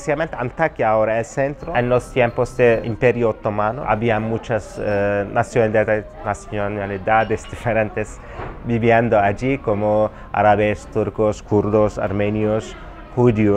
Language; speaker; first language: Spanish; non-native, fluent; Turkish